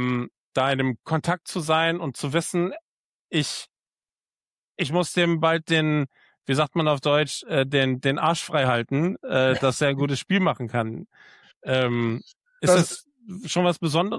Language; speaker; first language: German; native; German